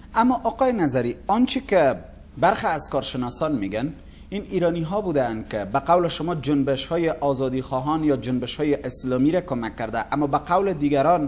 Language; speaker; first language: Persian; native; Persian